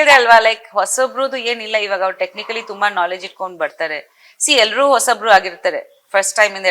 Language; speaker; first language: Kannada; non-native, fluent; Bangla